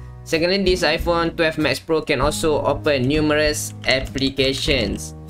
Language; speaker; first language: English; non-native, local second language; Malay